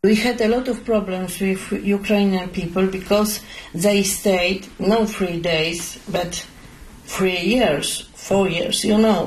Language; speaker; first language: English; non-native, learner; Polish